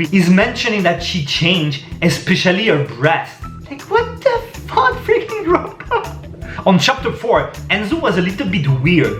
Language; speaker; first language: English; non-native, fluent; French